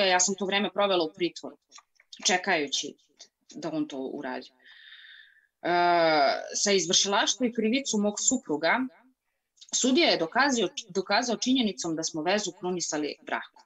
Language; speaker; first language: Serbian; native; Serbian